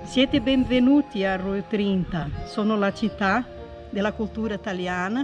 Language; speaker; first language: Italian; early bilingual, heritage; Italian